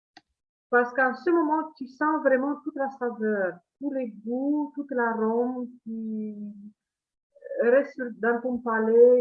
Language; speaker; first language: French; non-native, fluent; Italian